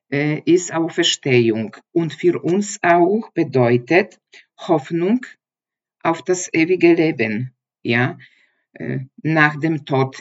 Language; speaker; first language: German; non-native, learner; Polish